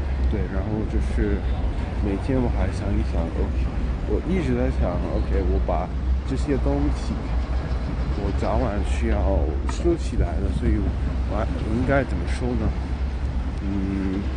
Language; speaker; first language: Chinese; non-native, fluent; English